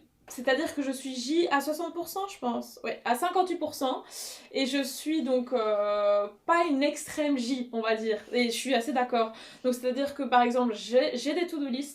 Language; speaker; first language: French; native; French